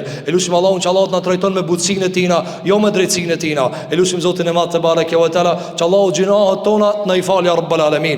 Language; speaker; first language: Albanian; native; Albanian